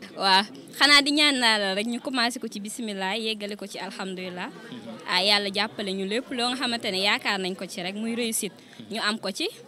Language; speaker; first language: Wolof; native; Wolof